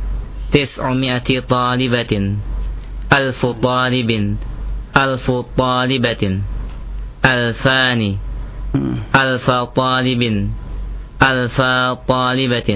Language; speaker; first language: Arabic; non-native, learner; Indonesian